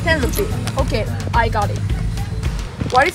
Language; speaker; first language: English; non-native, learner; Korean